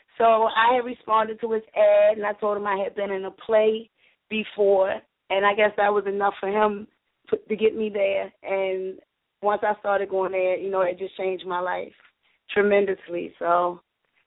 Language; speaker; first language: English; native; English